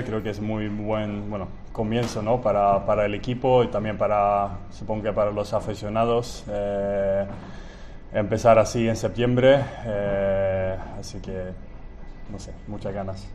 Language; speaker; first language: Spanish; non-native, fluent; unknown